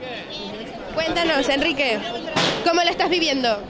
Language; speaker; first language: Spanish; native; Spanish